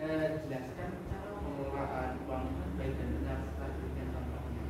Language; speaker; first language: Indonesian; native; Indonesian